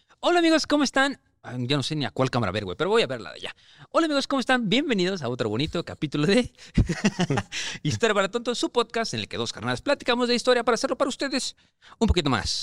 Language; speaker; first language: Spanish; native; Spanish